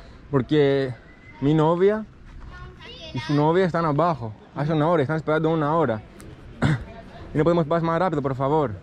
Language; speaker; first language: Spanish; non-native, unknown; Greek